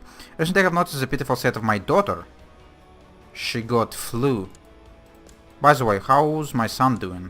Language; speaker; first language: English; non-native, fluent; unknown